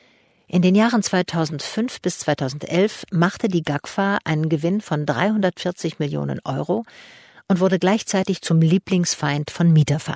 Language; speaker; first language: German; native; German